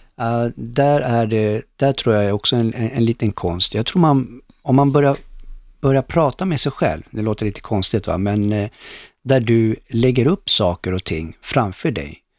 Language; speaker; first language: Swedish; early bilingual, other home language; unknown